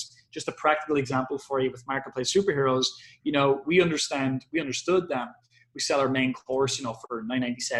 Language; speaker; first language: English; native; English